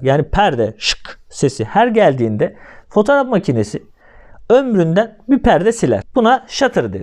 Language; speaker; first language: Turkish; native; Turkish